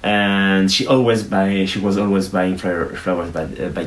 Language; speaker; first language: English; non-native, learner; French